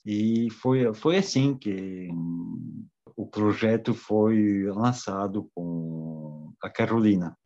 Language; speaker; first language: Portuguese; non-native, fluent; French